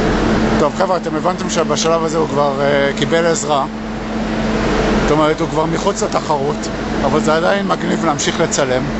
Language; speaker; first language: Hebrew; native; Hebrew